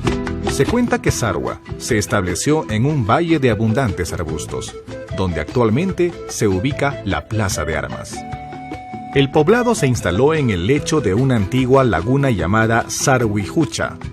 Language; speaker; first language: Spanish; native; Spanish